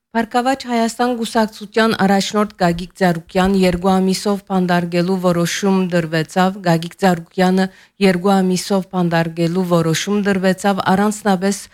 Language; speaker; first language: Armenian; early bilingual, heritage; Armenian